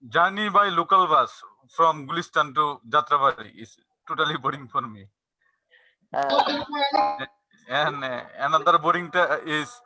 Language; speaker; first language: English; non-native, learner; Bangla